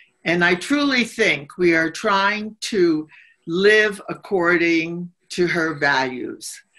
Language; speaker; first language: English; native; English